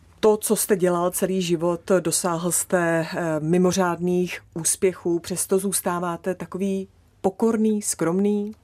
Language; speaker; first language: Czech; native; Czech